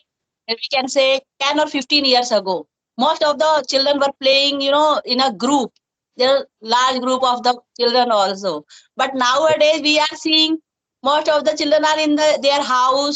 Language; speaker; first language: English; non-native, fluent; Hindi